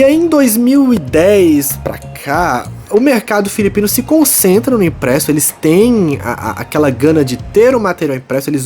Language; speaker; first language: Portuguese; native; Portuguese